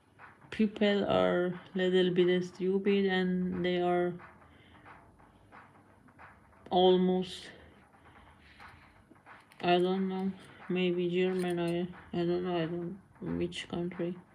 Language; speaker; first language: English; non-native, learner; Persian